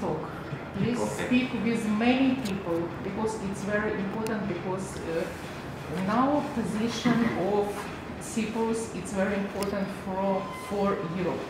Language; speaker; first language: English; non-native, learner; Russian